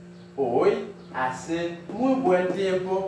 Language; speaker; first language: Spanish; non-native, learner; Haitian Creole